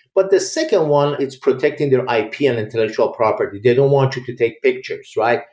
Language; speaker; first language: English; early bilingual, other home language; Persian